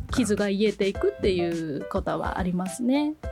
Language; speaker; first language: Japanese; native; Japanese